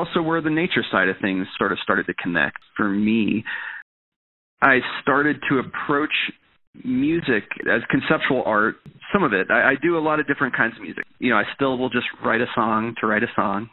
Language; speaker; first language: English; native; English